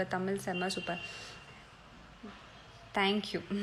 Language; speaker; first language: Tamil; non-native, fluent; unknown